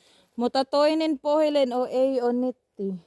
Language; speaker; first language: Finnish; non-native, learner; Filipino